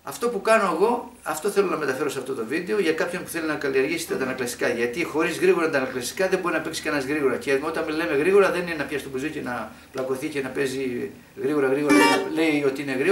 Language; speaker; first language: Greek; native; Greek